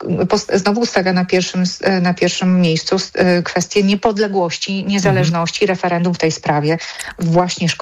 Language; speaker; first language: Polish; native; Polish